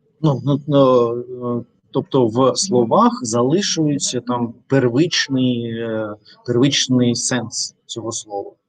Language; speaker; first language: Ukrainian; non-native, learner; Russian